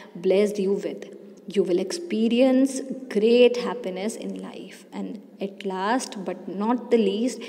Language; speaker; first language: English; non-native, local second language; Hindi